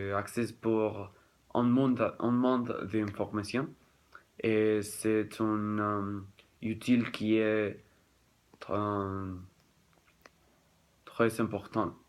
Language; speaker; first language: French; non-native, learner; Spanish